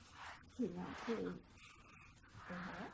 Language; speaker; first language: Māori; non-native, learner; English